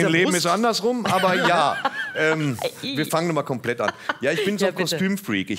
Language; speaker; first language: German; native; German